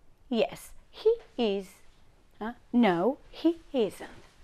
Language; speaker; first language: English; non-native, fluent; Albanian